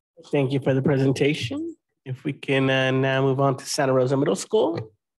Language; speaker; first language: English; native; English